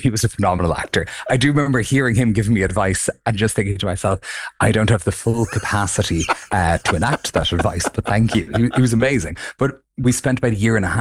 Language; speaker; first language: English; native; English